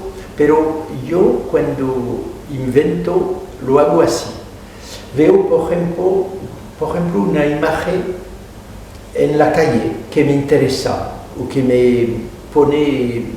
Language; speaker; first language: Spanish; non-native, fluent; French